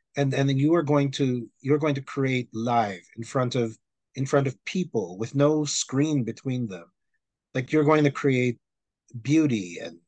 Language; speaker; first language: English; non-native, local second language; Filipino